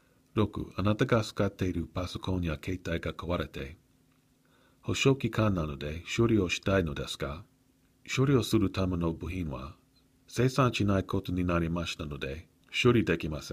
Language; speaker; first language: Japanese; non-native, learner; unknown